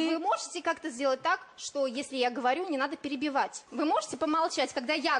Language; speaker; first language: Russian; native; Russian